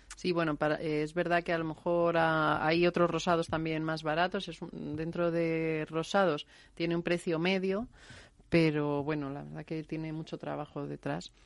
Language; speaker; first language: Spanish; native; Spanish